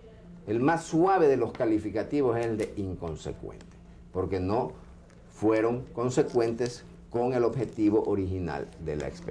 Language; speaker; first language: Spanish; native; Spanish